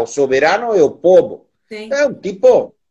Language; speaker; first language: Portuguese; non-native, learner; Spanish